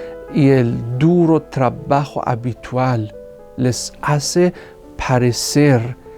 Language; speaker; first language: Spanish; non-native, fluent; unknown